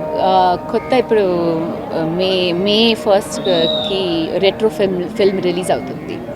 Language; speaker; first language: Telugu; non-native, local second language; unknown